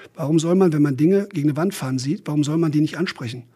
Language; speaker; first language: German; native; German